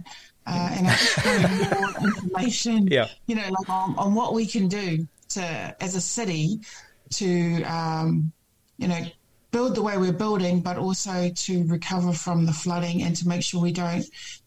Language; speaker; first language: English; native; English